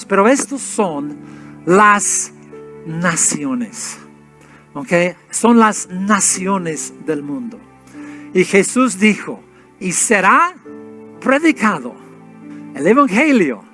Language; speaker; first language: Spanish; non-native, fluent; English